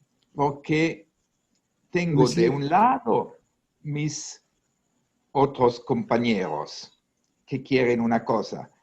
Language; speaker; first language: Portuguese; non-native, learner; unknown